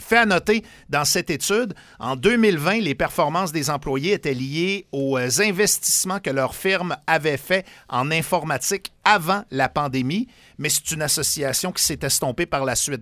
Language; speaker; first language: French; native; French